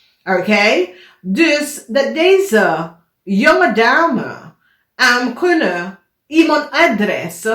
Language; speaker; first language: Dutch; non-native, learner; English